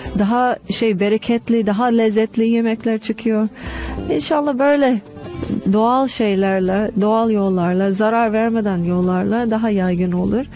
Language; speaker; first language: Turkish; non-native, fluent; English